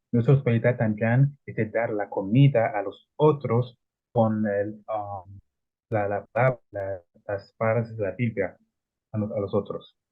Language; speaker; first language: Spanish; non-native, learner; Italian